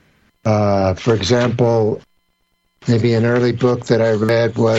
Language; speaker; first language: English; native; English